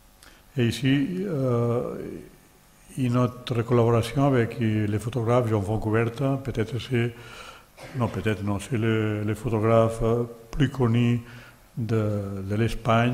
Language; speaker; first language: French; non-native, learner; Catalan